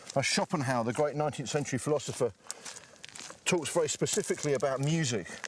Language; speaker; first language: English; native; English